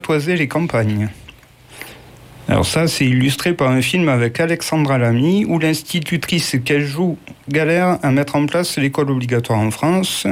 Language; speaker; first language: French; native; French